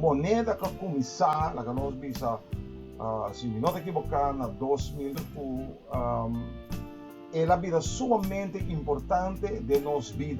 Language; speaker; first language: Portuguese; non-native, learner; Papiamento